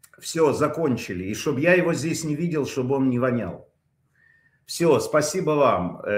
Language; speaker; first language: Russian; native; Russian